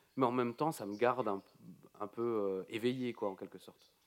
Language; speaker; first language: French; native; French